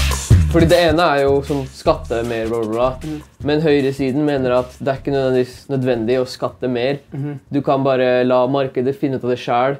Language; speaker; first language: Norwegian; native; Norwegian